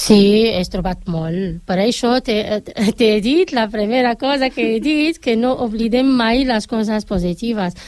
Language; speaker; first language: Catalan; non-native, learner; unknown